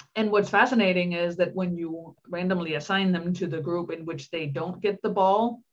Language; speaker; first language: English; non-native, fluent; Danish